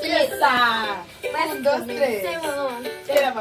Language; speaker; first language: Spanish; native; Spanish